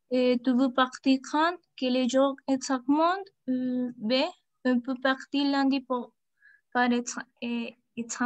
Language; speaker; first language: French; non-native, learner; Spanish